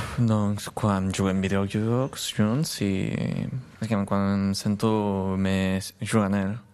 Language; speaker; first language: Catalan; early bilingual, other home language; Chinese